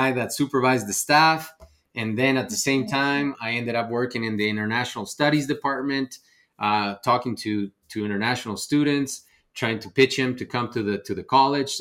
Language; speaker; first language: English; non-native, fluent; Spanish